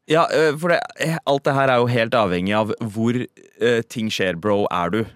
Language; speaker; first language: Norwegian; early bilingual, other home language; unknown